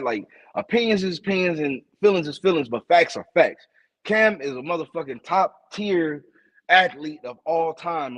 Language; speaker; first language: English; native; English